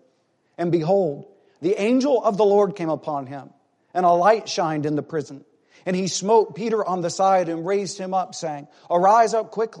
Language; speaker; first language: English; native; English